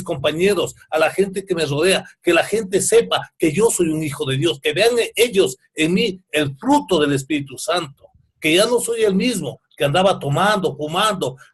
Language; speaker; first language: Spanish; native; Spanish